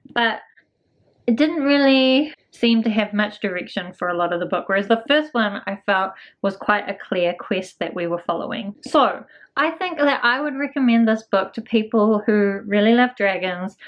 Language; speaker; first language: English; native; English